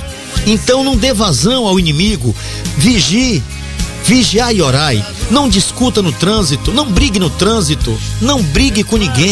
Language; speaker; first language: Portuguese; native; Portuguese